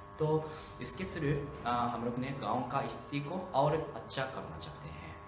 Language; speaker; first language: Hindi; non-native, fluent; Japanese